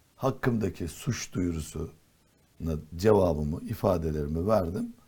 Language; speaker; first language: Turkish; non-native, local second language; Kurdish